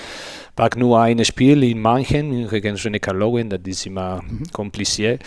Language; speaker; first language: German; non-native, learner; Spanish